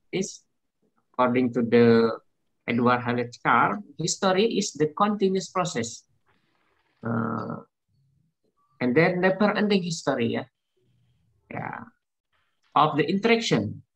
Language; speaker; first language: English; non-native, learner; Indonesian